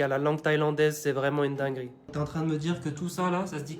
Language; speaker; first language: French; native; French